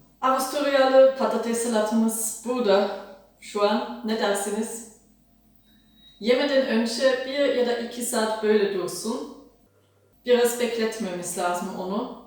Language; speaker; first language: Turkish; non-native, fluent; German